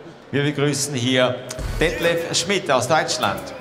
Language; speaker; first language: German; native; German